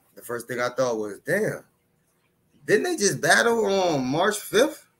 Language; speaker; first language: English; native; English